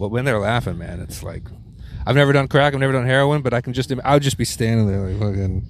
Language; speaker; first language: English; native; English